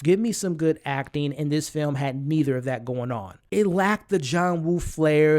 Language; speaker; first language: English; native; English